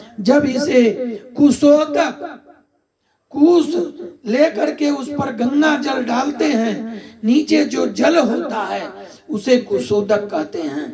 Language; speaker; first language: Hindi; native; Hindi